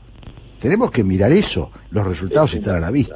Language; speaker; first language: Spanish; native; Spanish